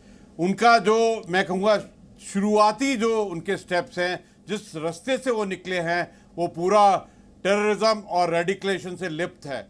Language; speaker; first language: Hindi; native; Hindi